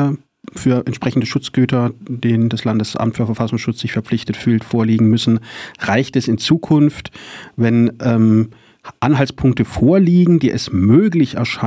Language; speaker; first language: German; native; German